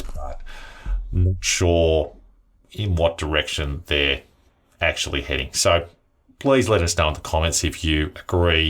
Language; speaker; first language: English; native; English